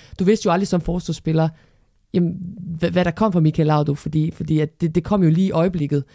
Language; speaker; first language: Danish; early bilingual, other home language; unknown